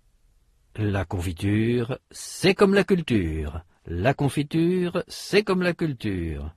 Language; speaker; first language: French; native; French